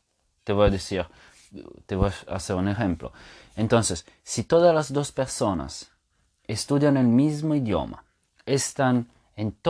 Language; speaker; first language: Spanish; non-native, fluent; Italian